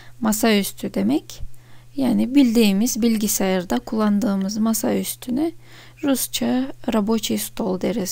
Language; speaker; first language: Turkish; non-native, fluent; Russian